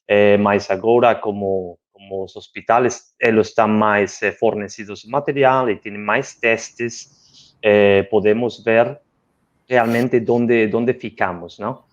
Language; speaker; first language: Portuguese; non-native, learner; Spanish